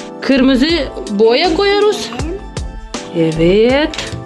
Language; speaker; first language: Turkish; non-native, learner; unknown